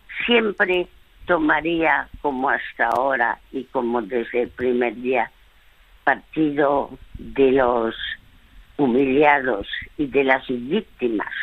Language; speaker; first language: Spanish; early bilingual, other home language; French